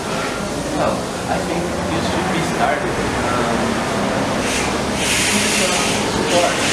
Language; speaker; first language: English; non-native, learner; Portuguese